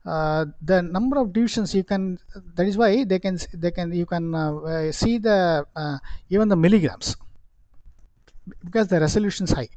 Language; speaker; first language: English; non-native, local second language; Tamil